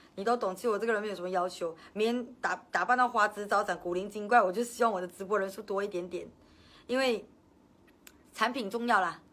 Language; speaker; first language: Chinese; native; Chinese